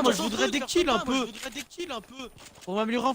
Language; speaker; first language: French; native; French